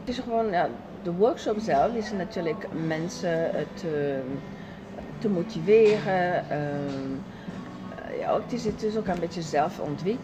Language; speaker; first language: Dutch; non-native, fluent; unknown